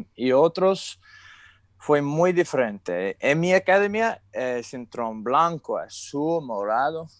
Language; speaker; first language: Spanish; non-native, learner; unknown